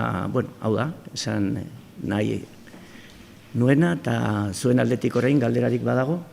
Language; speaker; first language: Basque; non-native, local second language; Spanish